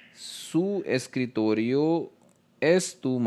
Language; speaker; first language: Spanish; non-native, learner; Hindi